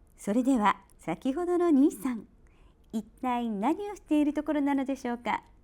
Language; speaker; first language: Japanese; native; Japanese